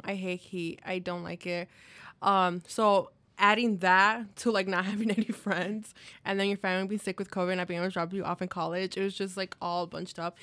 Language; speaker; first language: English; early bilingual, other home language; Spanish